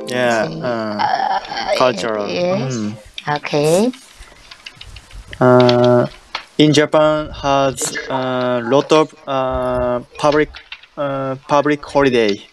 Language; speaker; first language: English; non-native, learner; Japanese